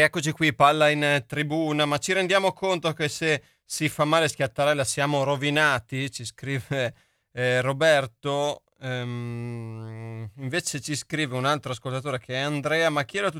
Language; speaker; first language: Italian; native; Italian